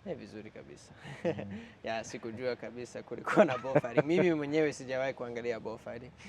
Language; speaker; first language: Swahili; non-native, fluent; English